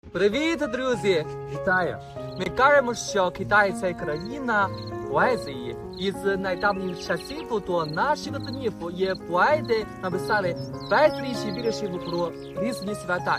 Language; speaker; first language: Ukrainian; non-native, fluent; Chinese